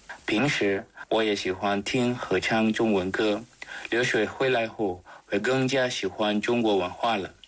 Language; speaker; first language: Chinese; non-native, fluent; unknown